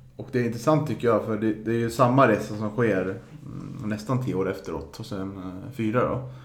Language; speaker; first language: Swedish; native; Swedish